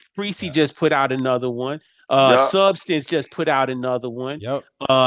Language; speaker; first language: English; native; English